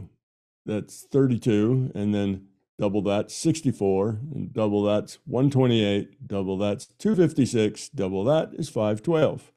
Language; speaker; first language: English; native; English